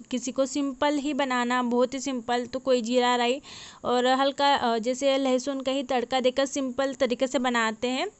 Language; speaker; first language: Hindi; non-native, local second language; Marathi